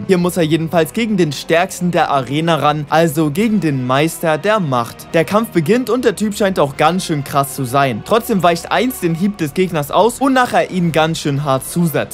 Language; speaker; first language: German; native; German